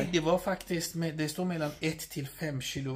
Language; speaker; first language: Swedish; non-native, fluent; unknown